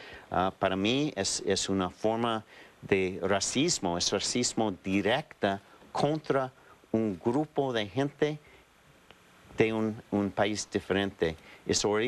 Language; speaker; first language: Spanish; non-native, fluent; English